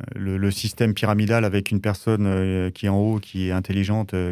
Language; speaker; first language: French; native; French